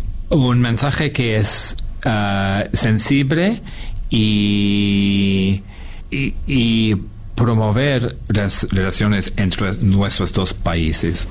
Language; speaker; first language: Spanish; non-native, learner; English